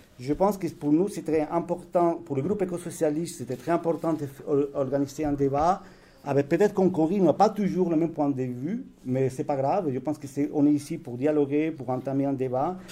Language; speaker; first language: French; non-native, fluent; Spanish